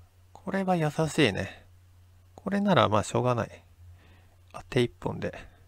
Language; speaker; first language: Japanese; native; Japanese